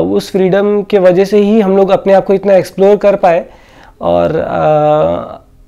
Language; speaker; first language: Hindi; non-native, local second language; Odia